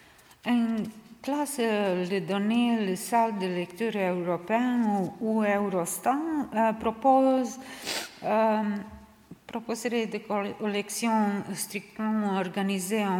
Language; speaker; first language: French; non-native, learner; Serbian